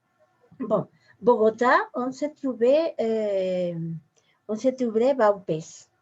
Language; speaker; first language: French; non-native, learner; Spanish